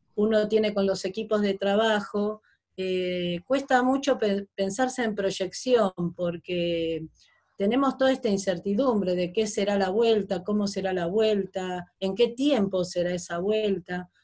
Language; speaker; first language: Spanish; native; Spanish